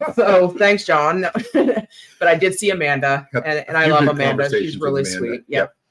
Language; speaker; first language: English; native; English